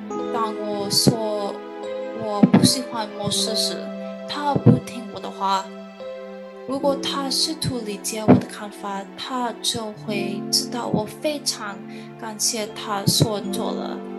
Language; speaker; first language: Chinese; non-native, learner; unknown